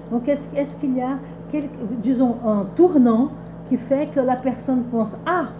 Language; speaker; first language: French; non-native, fluent; Portuguese